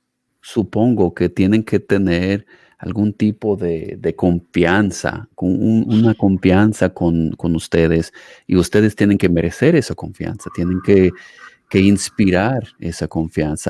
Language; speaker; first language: Spanish; non-native, fluent; English